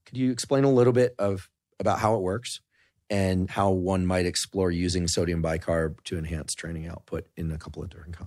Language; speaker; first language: English; native; English